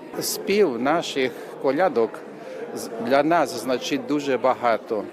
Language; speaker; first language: Ukrainian; early bilingual, heritage; Ukrainian